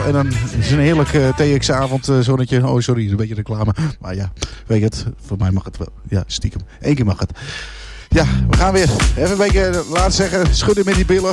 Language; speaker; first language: Dutch; native; Dutch